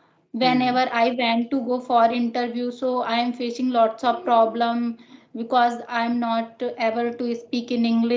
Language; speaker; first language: English; non-native, learner; Hindi